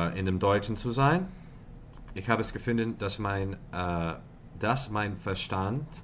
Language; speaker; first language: German; non-native, learner; English